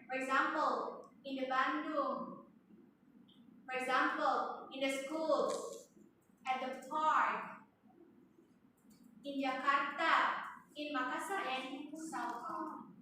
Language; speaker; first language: English; non-native, learner; Indonesian